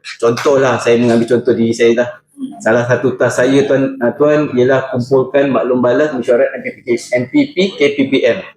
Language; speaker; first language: Malay; native; Malay